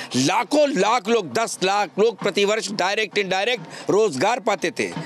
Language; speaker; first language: Hindi; native; Hindi